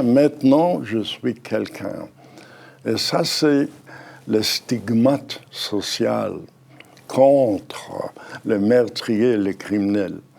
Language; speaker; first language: French; non-native, fluent; Hebrew